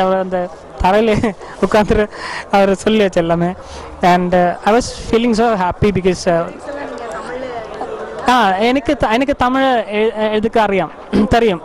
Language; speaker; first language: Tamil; non-native, learner; Malayalam